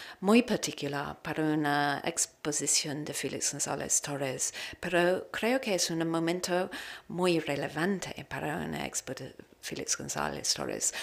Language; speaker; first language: Spanish; non-native, learner; English